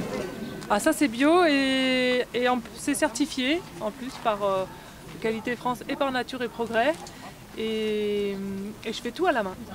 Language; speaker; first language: French; native; French